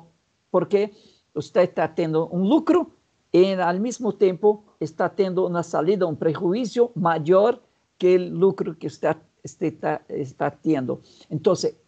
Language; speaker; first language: Spanish; non-native, fluent; Portuguese